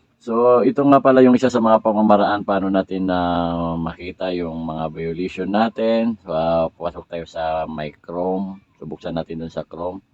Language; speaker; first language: Filipino; non-native, local second language; Maranao